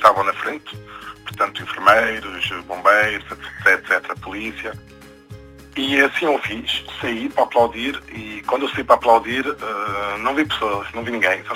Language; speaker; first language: Portuguese; native; Portuguese